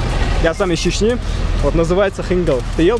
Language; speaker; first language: Russian; non-native, local second language; Chechen